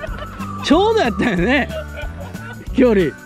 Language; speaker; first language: Japanese; native; Japanese